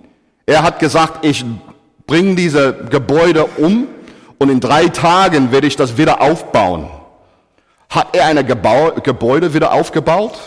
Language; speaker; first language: German; non-native, fluent; English